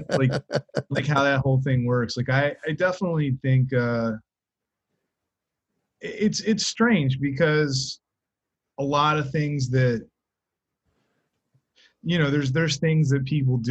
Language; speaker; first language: English; native; English